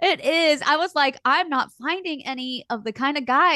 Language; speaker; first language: English; native; English